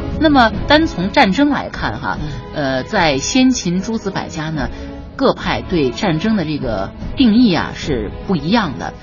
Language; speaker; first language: Chinese; native; Chinese